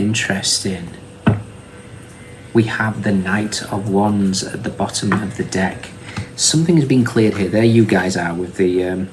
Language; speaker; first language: English; native; English